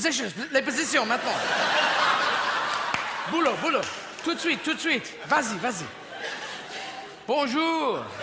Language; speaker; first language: French; non-native, learner; English